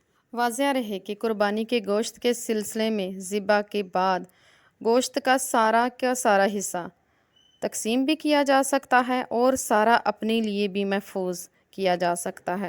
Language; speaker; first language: Urdu; native; Urdu